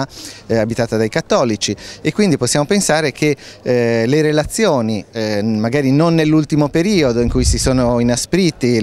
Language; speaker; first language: Italian; native; Italian